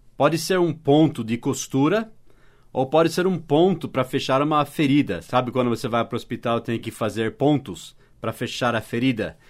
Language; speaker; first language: Portuguese; non-native, fluent; English